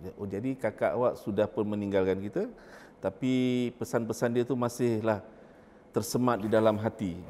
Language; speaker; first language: Malay; native; Malay